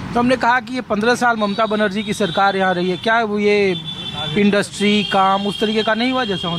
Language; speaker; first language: Hindi; native; Hindi